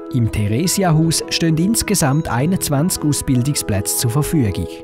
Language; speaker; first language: German; native; German